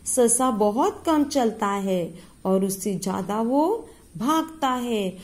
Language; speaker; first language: Hindi; non-native, local second language; Marathi